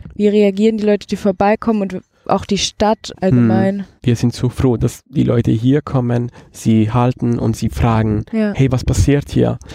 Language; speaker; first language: German; non-native, fluent; Italian